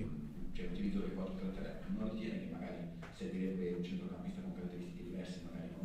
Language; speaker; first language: Italian; native; Italian